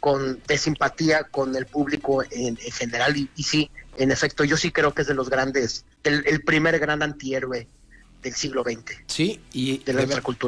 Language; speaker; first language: Spanish; native; Spanish